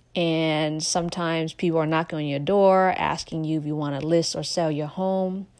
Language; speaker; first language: English; non-native, fluent; Lao